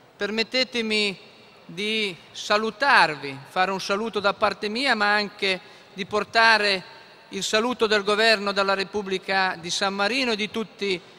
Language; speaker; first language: Italian; native; Italian